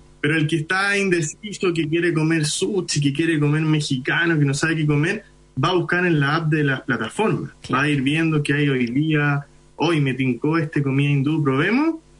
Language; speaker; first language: Spanish; early bilingual, other home language; Hindi